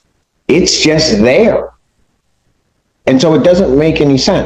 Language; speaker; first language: English; native; English